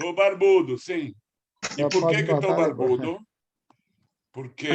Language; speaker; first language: Portuguese; non-native, fluent; Spanish